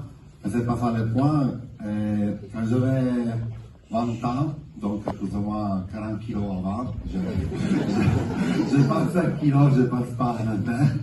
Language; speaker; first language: French; non-native, fluent; Italian